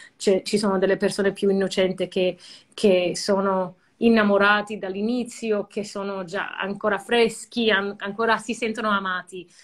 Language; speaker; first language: Italian; non-native, fluent; English